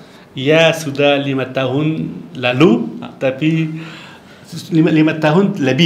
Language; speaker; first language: Indonesian; non-native, learner; Persian